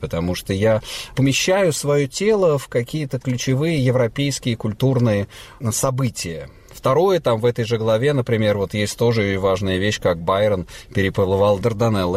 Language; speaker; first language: Russian; native; Russian